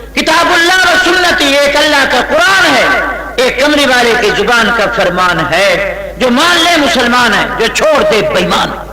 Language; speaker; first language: Urdu; non-native, local second language; Saraiki